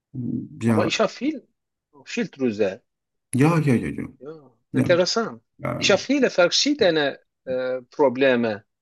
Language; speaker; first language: German; non-native, learner; Turkish